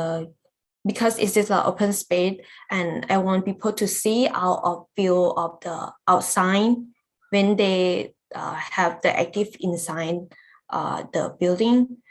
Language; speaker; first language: English; non-native, learner; Lao